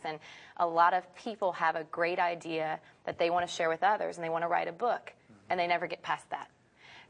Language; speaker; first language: English; native; English